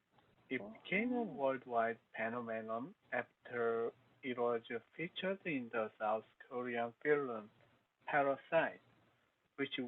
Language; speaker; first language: English; non-native, learner; Korean